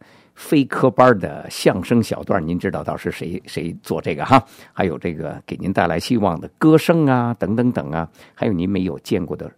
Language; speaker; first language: Chinese; native; Chinese